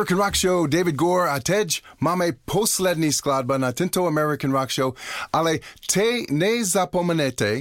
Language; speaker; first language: Czech; non-native, learner; English